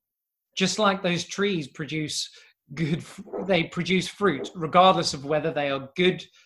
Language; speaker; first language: English; native; English